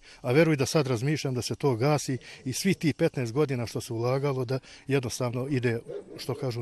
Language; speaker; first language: Bosnian; native; Bosnian